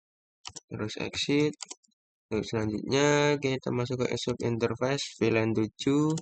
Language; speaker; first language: Indonesian; native; Indonesian